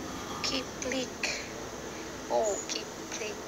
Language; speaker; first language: English; non-native, local second language; Filipino